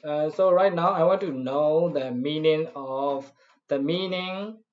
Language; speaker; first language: English; non-native, fluent; Burmese